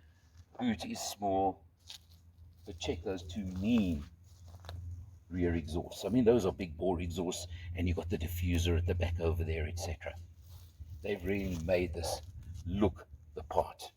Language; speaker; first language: English; native; English